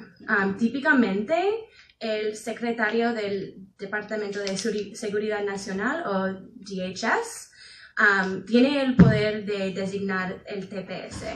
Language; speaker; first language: Spanish; non-native, fluent; English